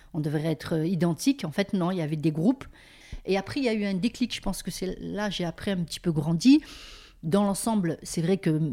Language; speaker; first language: French; native; French